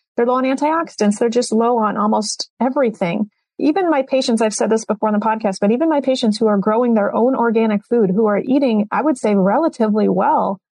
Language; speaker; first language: English; native; English